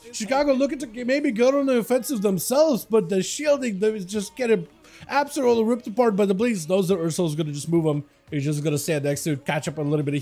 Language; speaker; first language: English; native; English